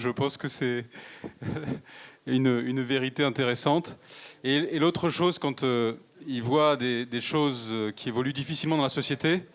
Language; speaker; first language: French; native; French